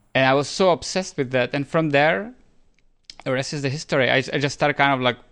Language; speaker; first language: English; non-native, fluent; Czech